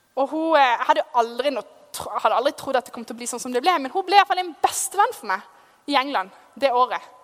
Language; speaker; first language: Norwegian; native; Norwegian